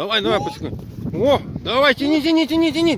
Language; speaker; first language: Russian; native; Russian